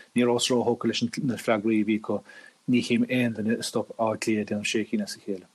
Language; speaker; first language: Irish; native; Irish